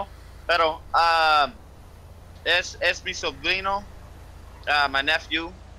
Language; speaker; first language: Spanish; non-native, learner; English